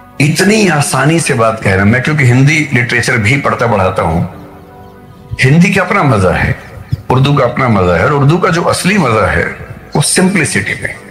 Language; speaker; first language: Hindi; native; Hindi